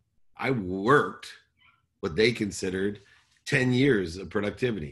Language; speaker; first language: English; native; English